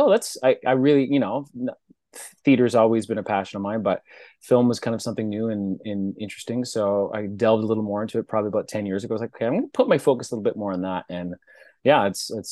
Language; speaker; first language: English; native; English